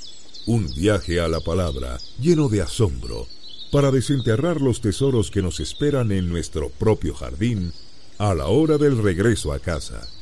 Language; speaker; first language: Spanish; native; Spanish